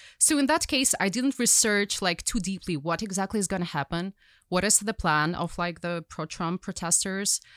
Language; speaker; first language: English; non-native, fluent; Ukrainian